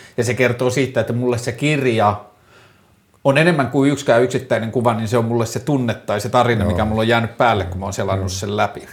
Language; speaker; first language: Finnish; native; Finnish